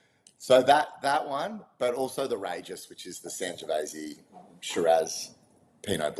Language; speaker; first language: English; native; English